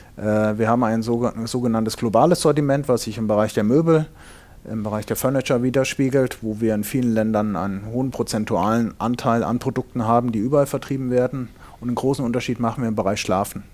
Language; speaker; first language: German; native; German